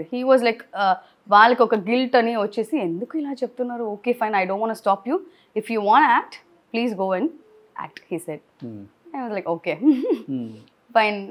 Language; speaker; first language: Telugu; non-native, learner; Tamil